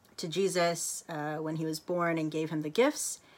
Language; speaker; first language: English; native; English